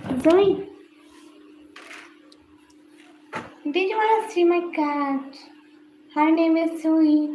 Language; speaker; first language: English; non-native, learner; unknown